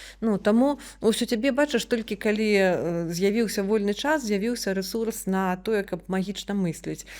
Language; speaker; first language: Belarusian; non-native, local second language; Russian